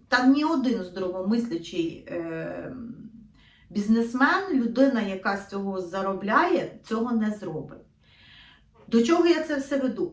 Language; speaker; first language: Ukrainian; native; Ukrainian